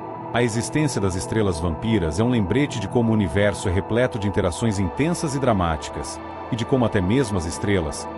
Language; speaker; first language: Portuguese; native; Portuguese